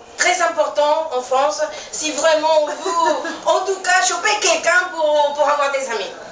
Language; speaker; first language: French; non-native, fluent; Spanish